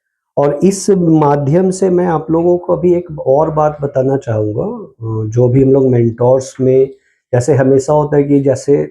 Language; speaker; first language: Hindi; native; Hindi